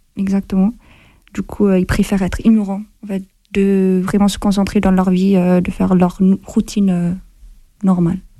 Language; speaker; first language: French; non-native, fluent; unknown